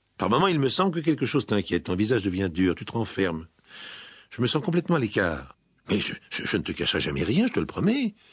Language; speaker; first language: French; native; French